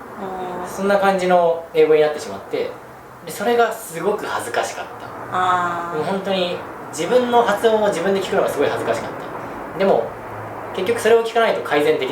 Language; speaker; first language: Japanese; native; Japanese